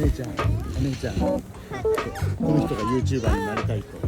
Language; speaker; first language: Japanese; native; Japanese